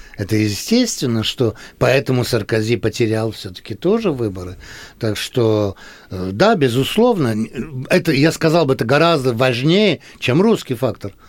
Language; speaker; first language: Russian; early bilingual, heritage; Russian